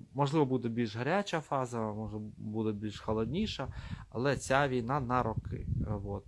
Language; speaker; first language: Ukrainian; non-native, local second language; Russian